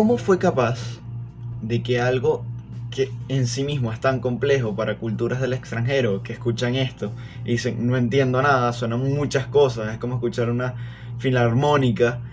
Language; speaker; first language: Spanish; native; Spanish